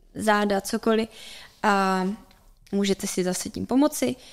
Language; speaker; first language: Czech; native; Czech